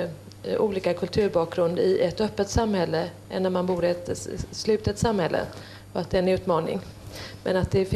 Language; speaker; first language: Swedish; native; Swedish